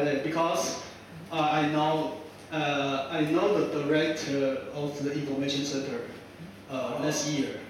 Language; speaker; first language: English; non-native, fluent; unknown